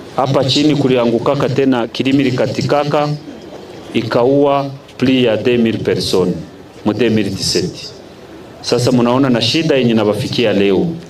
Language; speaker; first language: Swahili; native; Swahili